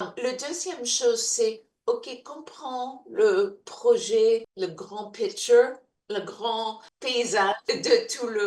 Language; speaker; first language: French; non-native, learner; English